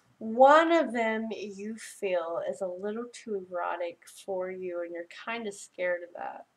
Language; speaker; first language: English; native; English